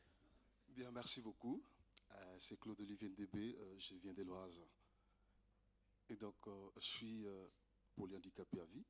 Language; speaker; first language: French; native; French